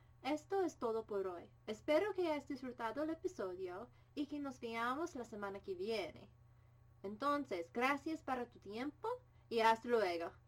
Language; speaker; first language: Spanish; non-native, fluent; English